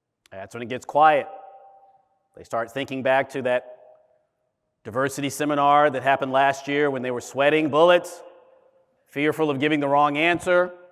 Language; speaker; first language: English; early bilingual, other home language; German